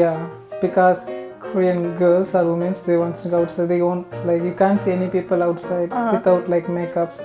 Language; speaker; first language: English; non-native, local second language; Tamil